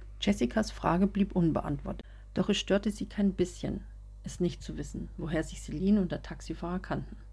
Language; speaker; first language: German; native; German